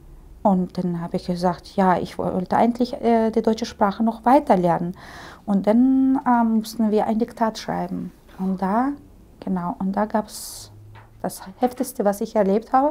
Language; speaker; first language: German; early bilingual, heritage; Russian